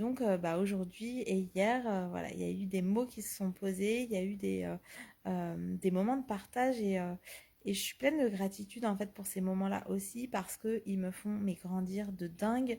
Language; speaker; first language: French; native; French